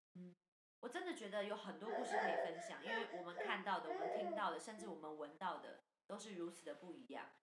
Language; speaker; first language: Chinese; native; Chinese